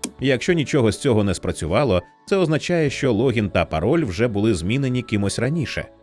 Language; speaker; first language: Ukrainian; native; Ukrainian